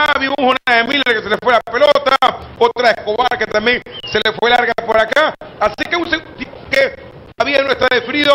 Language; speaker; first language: Spanish; native; Spanish